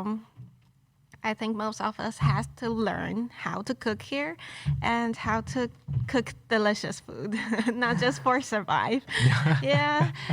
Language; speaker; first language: English; non-native, local second language; Chinese